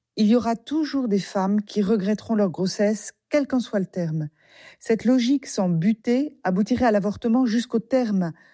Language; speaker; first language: French; native; French